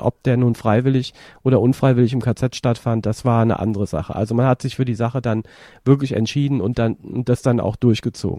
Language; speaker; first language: German; native; German